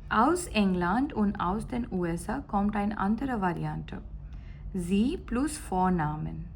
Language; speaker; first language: German; non-native, learner; Gujarati